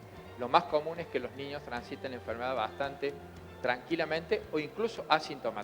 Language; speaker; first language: Spanish; native; Spanish